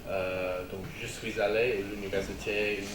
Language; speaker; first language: French; non-native, learner; English